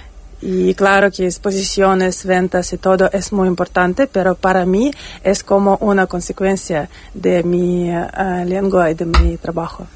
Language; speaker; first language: Spanish; non-native, fluent; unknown